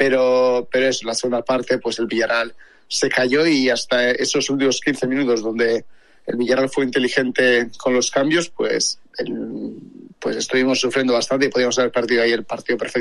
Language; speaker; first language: Spanish; native; Spanish